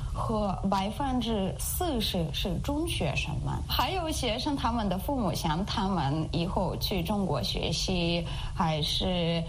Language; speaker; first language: Chinese; non-native, learner; Ukrainian